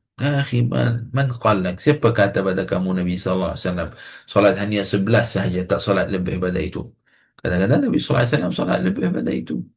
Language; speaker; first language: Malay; non-native, fluent; Arabic